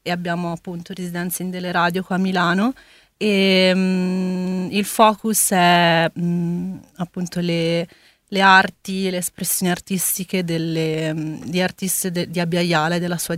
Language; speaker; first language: Italian; early bilingual, other home language; Spanish